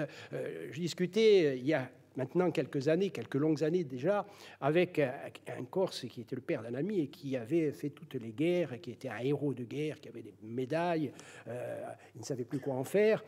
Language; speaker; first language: French; native; French